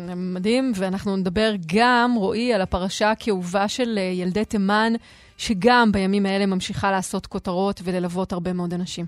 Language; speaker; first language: Hebrew; native; Hebrew